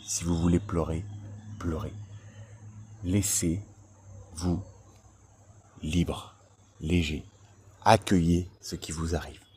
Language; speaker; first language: French; native; French